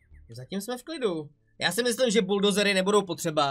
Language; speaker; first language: Czech; native; Czech